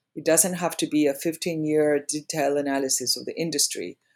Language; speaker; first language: English; non-native, fluent; Spanish